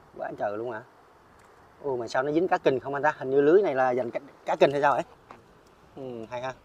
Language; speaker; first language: Vietnamese; non-native, local second language; Eastern Cham